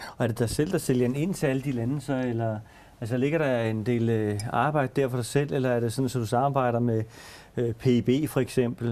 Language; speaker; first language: Danish; native; Danish